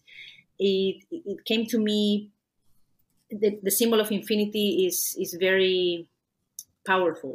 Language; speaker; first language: English; non-native, fluent; Spanish